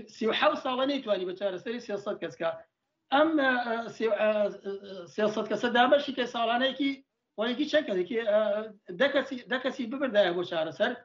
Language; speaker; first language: Central Kurdish; native; Central Kurdish